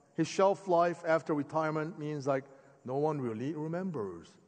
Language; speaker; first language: English; native; English